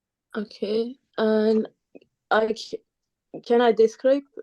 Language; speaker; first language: English; non-native, learner; Turkish